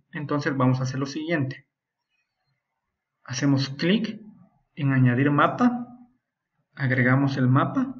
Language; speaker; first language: Spanish; native; Spanish